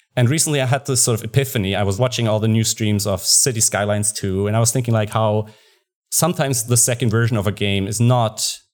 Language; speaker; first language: English; non-native, fluent; German